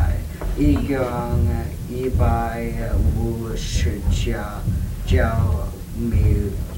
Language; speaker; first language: Chinese; non-native, learner; English